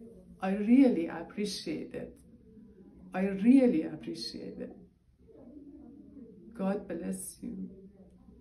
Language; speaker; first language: English; non-native, learner; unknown